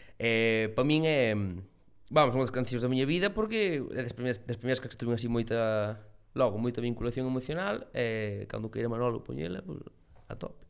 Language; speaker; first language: Galician; native; Galician